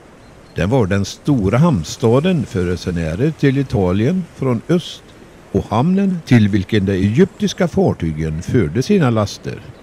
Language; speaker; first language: Swedish; native; Swedish